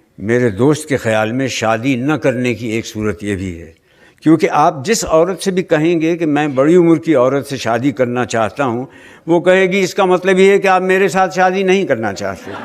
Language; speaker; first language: Urdu; native; Urdu